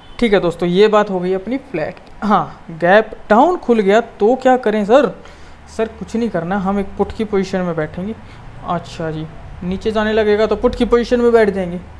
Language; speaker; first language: Hindi; native; Hindi